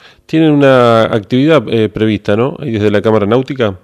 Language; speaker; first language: Spanish; native; Spanish